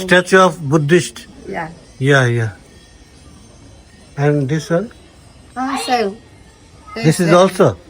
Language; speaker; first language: English; non-native, learner; Bangla